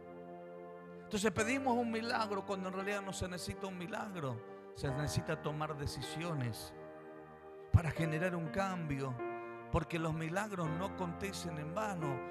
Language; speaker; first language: Spanish; native; Spanish